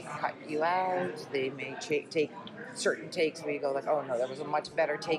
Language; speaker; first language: English; non-native, fluent; Dutch